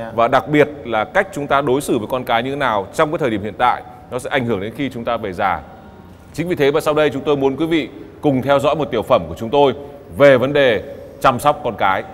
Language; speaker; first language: Vietnamese; native; Vietnamese